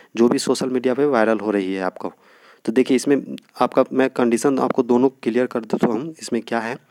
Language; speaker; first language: Hindi; native; Hindi